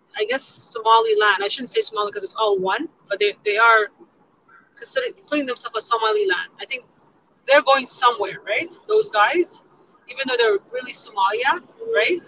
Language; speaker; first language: English; non-native, fluent; Tigrinya